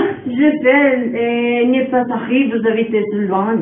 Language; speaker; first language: French; non-native, learner; Spanish